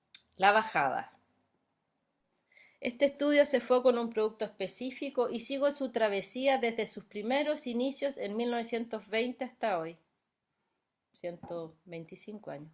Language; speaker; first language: Spanish; native; Spanish